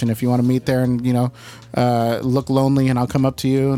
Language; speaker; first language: English; early bilingual, other home language; Spanish